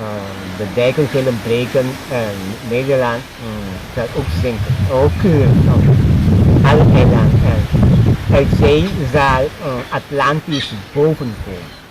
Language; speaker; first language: Dutch; non-native, local second language; Papiamento